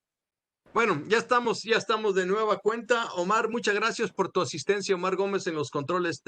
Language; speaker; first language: Spanish; native; Spanish